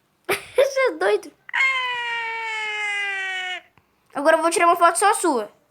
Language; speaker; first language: Portuguese; native; Portuguese